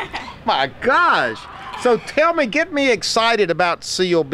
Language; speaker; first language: English; native; English